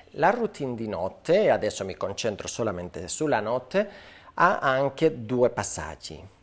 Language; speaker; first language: Italian; non-native, fluent; Spanish